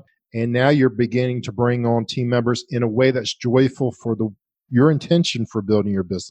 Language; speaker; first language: English; native; English